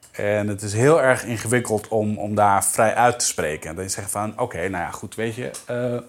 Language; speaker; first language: Dutch; early bilingual, other home language; Arabic